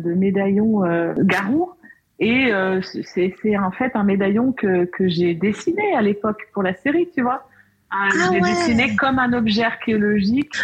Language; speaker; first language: French; native; French